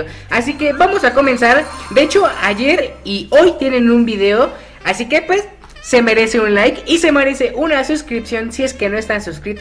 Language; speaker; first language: Spanish; native; Spanish